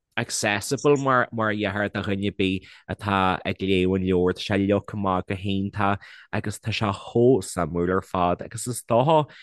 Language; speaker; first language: Irish; non-native, local second language; English